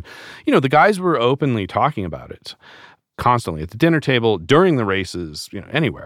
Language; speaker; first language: English; native; English